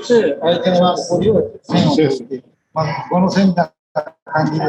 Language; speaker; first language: Japanese; native; Japanese